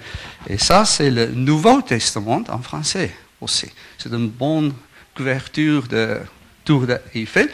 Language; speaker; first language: French; non-native, learner; Afrikaans